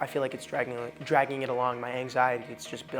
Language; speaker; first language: English; native; English